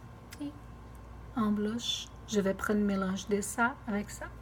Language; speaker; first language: French; non-native, fluent; Portuguese